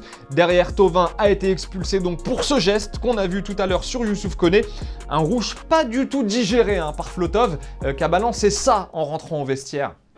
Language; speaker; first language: French; native; French